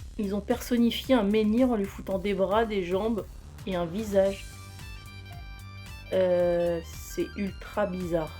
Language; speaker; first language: French; native; French